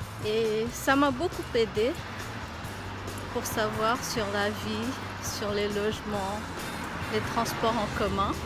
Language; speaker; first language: French; non-native, fluent; Bangla